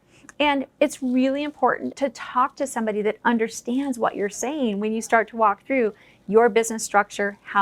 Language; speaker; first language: English; native; English